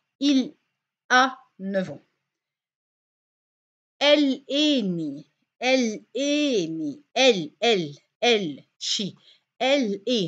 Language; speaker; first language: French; non-native, fluent; Arabic